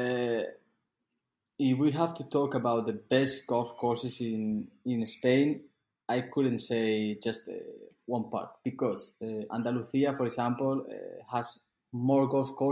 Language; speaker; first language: English; non-native, fluent; Spanish